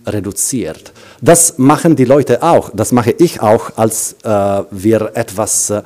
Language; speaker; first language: German; non-native, fluent; Italian